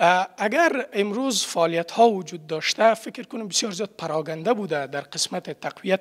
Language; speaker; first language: Persian; native; Persian